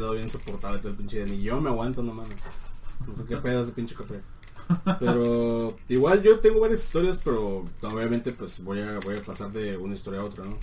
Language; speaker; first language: Spanish; native; Spanish